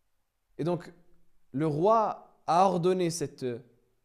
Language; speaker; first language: French; native; French